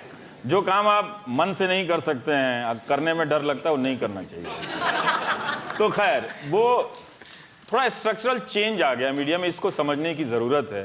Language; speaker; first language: Hindi; native; Hindi